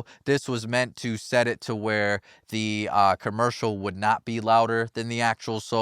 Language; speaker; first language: English; native; English